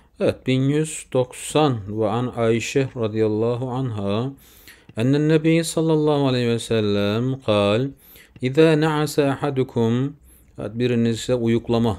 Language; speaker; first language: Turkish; native; Turkish